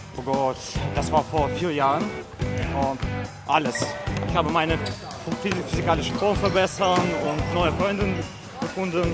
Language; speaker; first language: German; non-native, learner; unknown